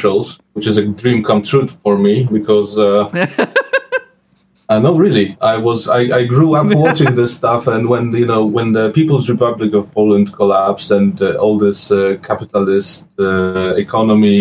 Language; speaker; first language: English; non-native, fluent; Polish